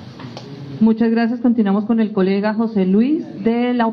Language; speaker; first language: Spanish; native; Spanish